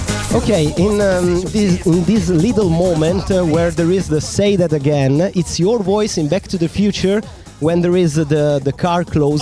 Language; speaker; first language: English; non-native, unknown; Italian